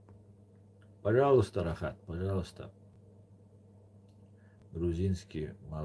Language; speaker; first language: Russian; non-native, local second language; Chechen